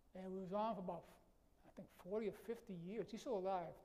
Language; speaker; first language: English; native; English